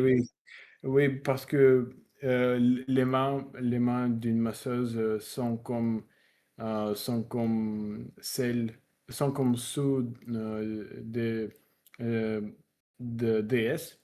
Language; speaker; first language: French; non-native, learner; Russian